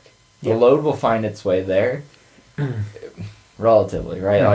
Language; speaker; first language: English; native; English